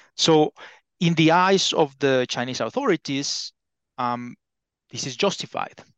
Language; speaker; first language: English; non-native, fluent; Spanish